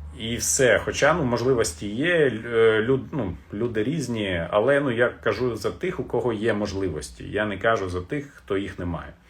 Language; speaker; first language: Ukrainian; non-native, local second language; Russian